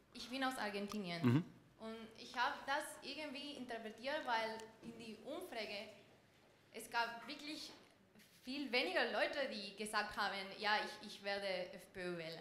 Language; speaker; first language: German; non-native, fluent; Spanish